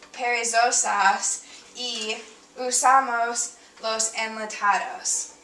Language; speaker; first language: Spanish; non-native, learner; English